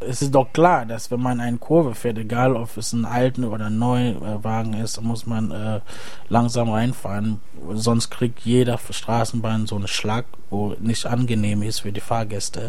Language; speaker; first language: German; non-native, fluent; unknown